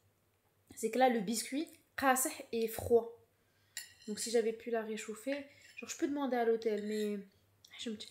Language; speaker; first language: French; native; French